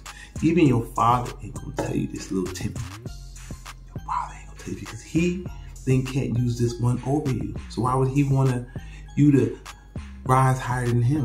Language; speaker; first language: English; native; English